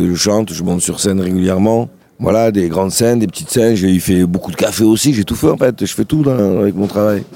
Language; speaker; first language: French; native; French